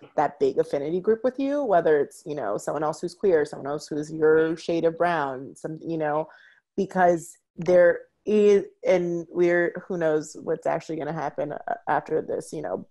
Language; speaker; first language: English; native; English